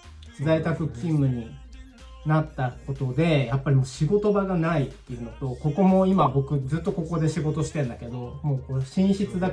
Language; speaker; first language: Japanese; native; Japanese